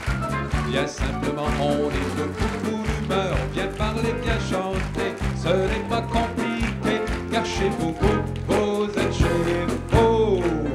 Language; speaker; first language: French; native; French